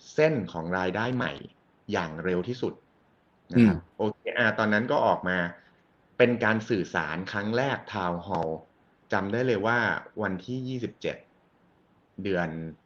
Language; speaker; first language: Thai; native; Thai